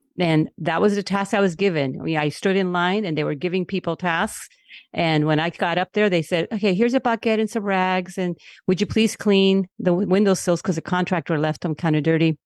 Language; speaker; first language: English; non-native, local second language; Spanish